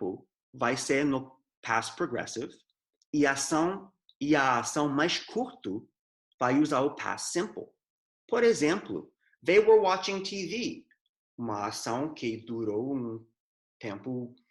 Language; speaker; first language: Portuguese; non-native, fluent; English